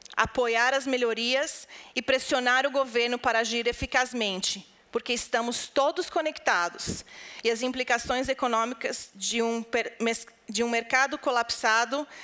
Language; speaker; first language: Portuguese; native; Portuguese